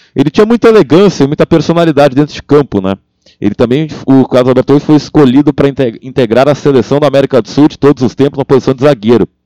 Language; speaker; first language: Portuguese; native; Portuguese